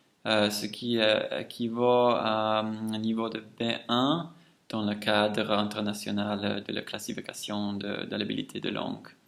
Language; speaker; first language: French; non-native, fluent; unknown